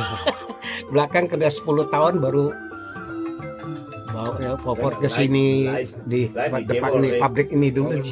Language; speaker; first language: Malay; non-native, local second language; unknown